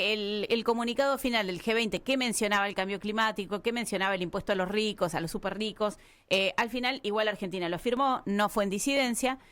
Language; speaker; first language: Spanish; native; Spanish